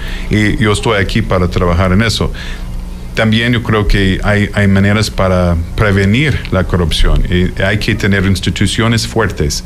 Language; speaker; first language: Spanish; non-native, fluent; English